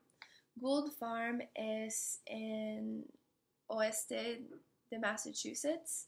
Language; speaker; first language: Spanish; non-native, learner; English